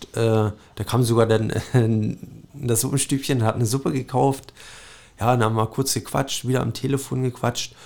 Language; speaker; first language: German; native; German